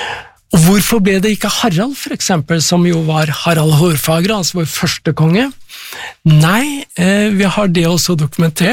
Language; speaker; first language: Norwegian; native; Norwegian